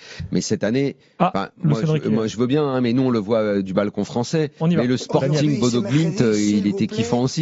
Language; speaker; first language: French; native; French